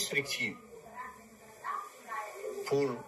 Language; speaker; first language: French; non-native, local second language; Arabic